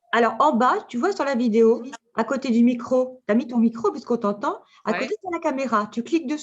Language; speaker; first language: French; native; French